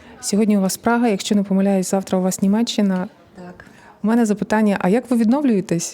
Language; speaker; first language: Ukrainian; native; Ukrainian